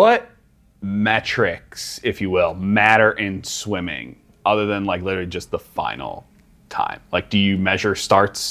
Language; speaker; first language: English; native; English